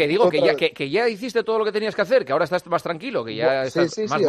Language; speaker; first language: Spanish; native; Spanish